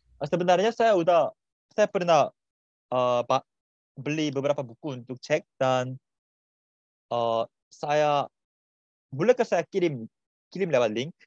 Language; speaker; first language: Indonesian; non-native, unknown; Korean